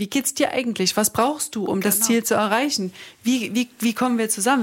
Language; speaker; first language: German; native; German